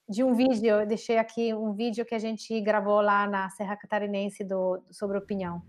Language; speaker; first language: Portuguese; non-native, fluent; Italian